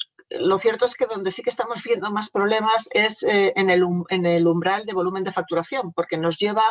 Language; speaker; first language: Spanish; native; Spanish